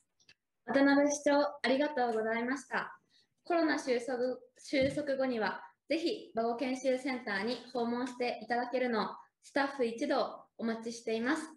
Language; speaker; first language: Japanese; native; Japanese